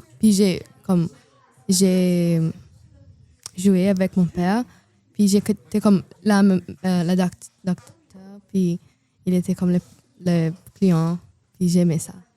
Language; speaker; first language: French; non-native, learner; Portuguese